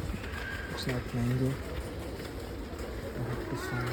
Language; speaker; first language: English; non-native, local second language; Hindi